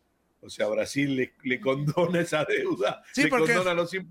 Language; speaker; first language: Spanish; native; Spanish